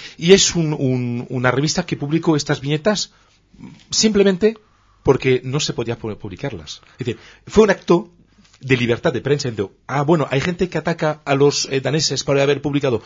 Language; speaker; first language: Spanish; non-native, fluent; French